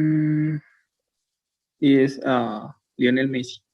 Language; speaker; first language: English; non-native, learner; Spanish